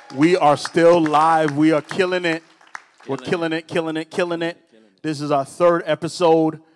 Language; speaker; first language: English; early bilingual, other home language; Spanish